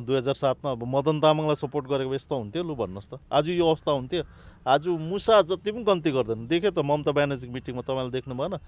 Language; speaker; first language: Nepali; native; Nepali